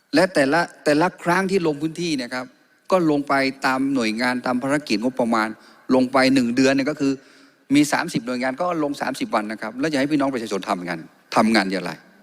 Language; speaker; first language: Thai; non-native, local second language; Karen languages